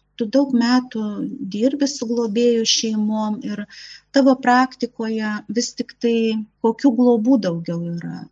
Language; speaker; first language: Lithuanian; native; Lithuanian